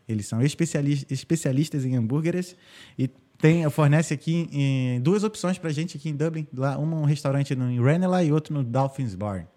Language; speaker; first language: Portuguese; native; Portuguese